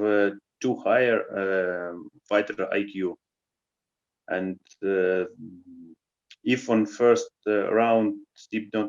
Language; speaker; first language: English; non-native, learner; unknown